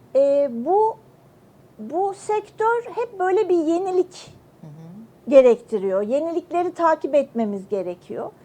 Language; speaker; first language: Turkish; native; Turkish